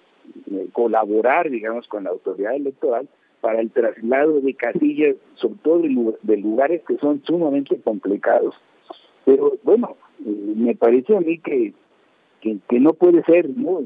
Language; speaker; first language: Spanish; native; Spanish